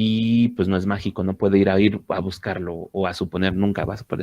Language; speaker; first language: Spanish; native; Spanish